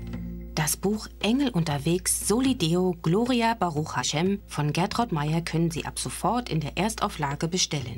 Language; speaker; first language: German; native; German